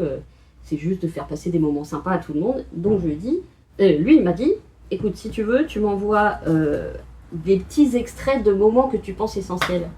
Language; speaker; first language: French; native; French